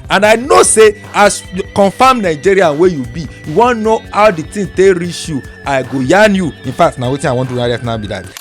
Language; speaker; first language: Nigerian Pidgin; non-native, local second language; Yoruba